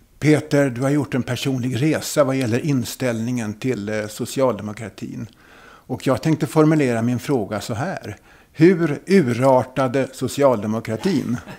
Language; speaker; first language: Swedish; native; Swedish